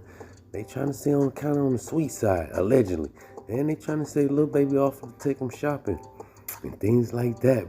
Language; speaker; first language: English; native; English